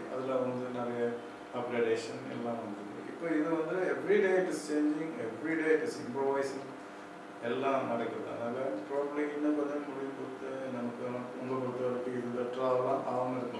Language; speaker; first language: Tamil; non-native, local second language; Malayalam